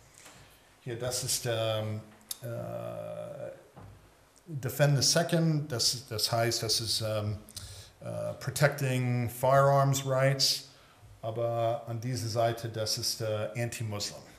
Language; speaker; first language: German; early bilingual, heritage; English